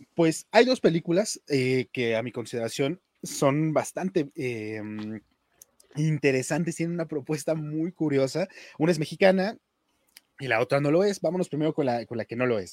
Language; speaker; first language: Spanish; native; Spanish